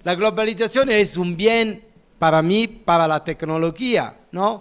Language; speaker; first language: Spanish; non-native, learner; Italian